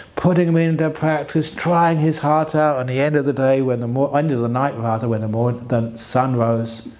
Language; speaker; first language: English; native; English